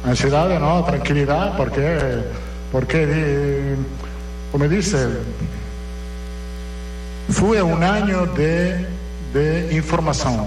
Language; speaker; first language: Portuguese; non-native, learner; Italian